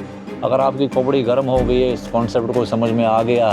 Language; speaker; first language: Hindi; native; Hindi